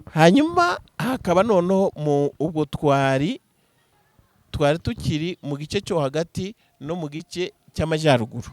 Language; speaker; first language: Kinyarwanda; native; Kinyarwanda